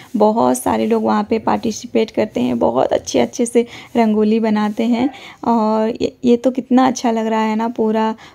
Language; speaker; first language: Hindi; non-native, local second language; Odia